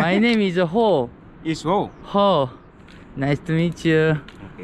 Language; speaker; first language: English; non-native, learner; Korean